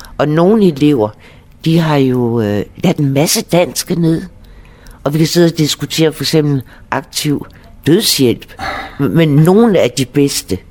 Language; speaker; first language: Danish; native; Danish